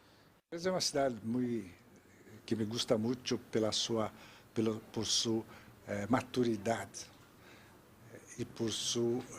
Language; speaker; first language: Portuguese; non-native, fluent; Spanish